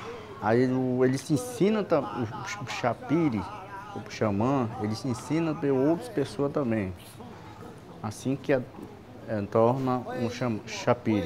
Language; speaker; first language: Portuguese; non-native, local second language; Yanomámi